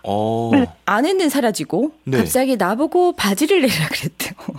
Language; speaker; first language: Korean; native; Korean